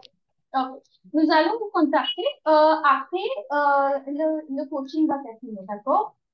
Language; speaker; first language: French; non-native, learner; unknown